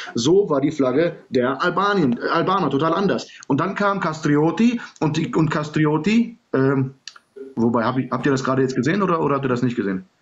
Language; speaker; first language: German; early bilingual, other home language; Serbian